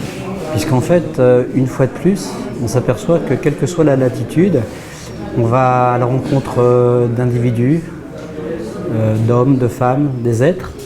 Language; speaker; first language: French; native; French